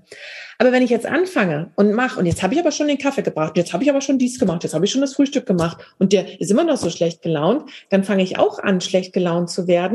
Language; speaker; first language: German; native; German